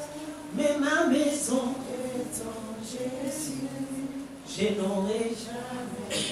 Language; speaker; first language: French; non-native, fluent; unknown